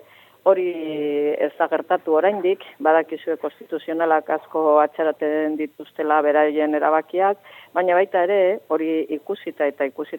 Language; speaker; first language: Basque; native; Basque